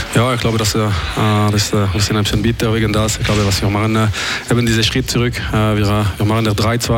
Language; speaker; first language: German; non-native, local second language; French